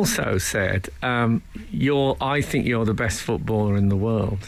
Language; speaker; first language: English; native; English